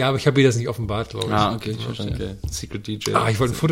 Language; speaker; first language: German; native; German